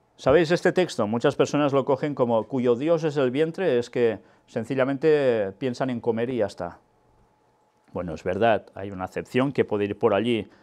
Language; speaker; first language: Spanish; non-native, local second language; Catalan